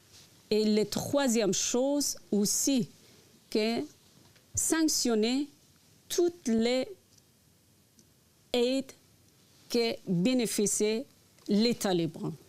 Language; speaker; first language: French; non-native, learner; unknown